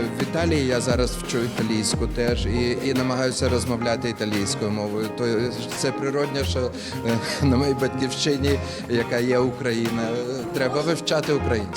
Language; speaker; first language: Ukrainian; non-native, local second language; Russian